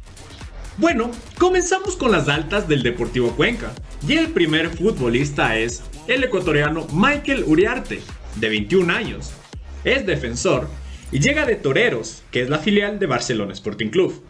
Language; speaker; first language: Spanish; native; Spanish